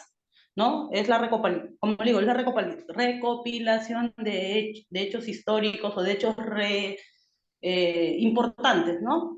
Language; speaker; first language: Spanish; native; Spanish